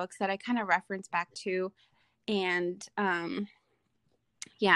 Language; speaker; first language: English; native; English